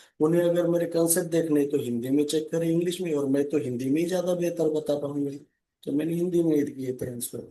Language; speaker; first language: Hindi; non-native, local second language; Marathi